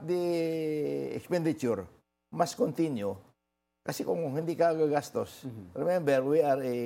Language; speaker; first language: Filipino; non-native, local second language; Cebuano